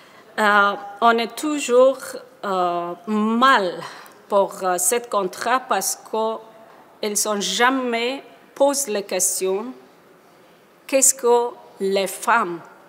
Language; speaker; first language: French; non-native, learner; Persian